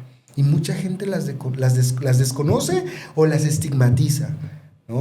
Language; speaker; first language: Spanish; native; Spanish